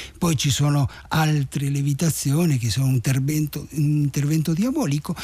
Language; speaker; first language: Italian; non-native, fluent; Spanish